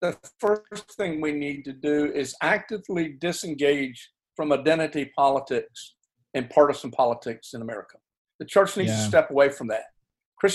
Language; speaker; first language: English; native; English